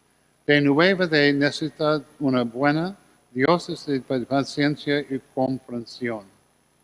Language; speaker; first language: Spanish; non-native, learner; English